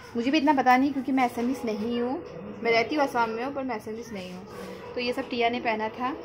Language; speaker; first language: Hindi; non-native, local second language; Nepali